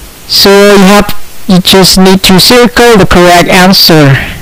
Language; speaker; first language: English; non-native, fluent; Indonesian